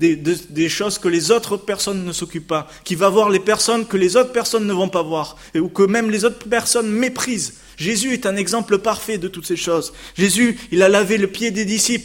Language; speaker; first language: French; native; French